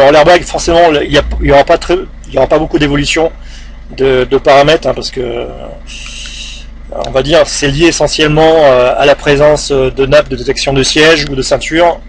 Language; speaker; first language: French; native; French